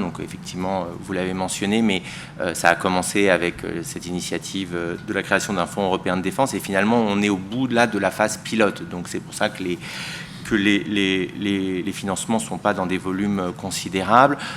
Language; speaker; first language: French; native; French